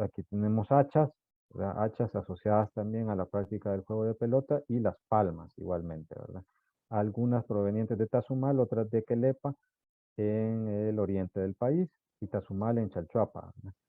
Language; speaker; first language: Spanish; native; Spanish